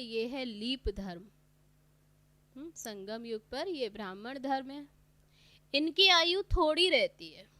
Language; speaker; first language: Hindi; native; Hindi